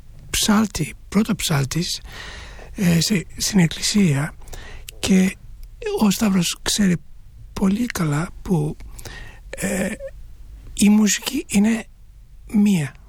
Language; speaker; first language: Greek; non-native, fluent; Turkish